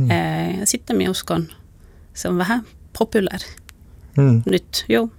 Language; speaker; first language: Finnish; non-native, local second language; Swedish